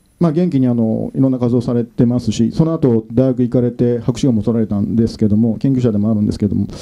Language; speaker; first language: Japanese; native; Japanese